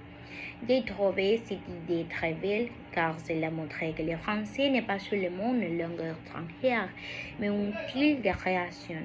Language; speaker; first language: French; non-native, learner; Spanish